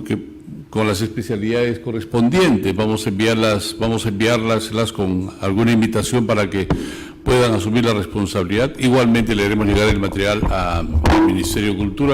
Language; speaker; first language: Spanish; native; Spanish